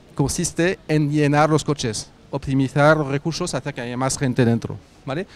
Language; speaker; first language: Spanish; non-native, fluent; French